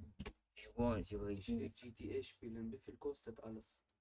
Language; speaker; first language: German; non-native, learner; Swahili